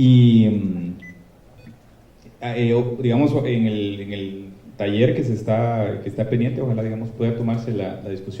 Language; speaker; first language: Spanish; native; Spanish